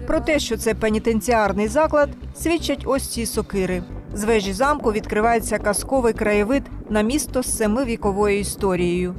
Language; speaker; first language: Ukrainian; native; Ukrainian